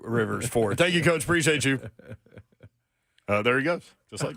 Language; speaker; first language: English; native; English